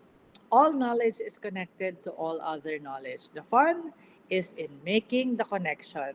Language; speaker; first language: English; non-native, local second language; Filipino